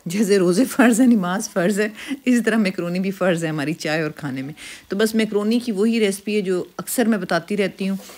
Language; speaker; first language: Urdu; native; Urdu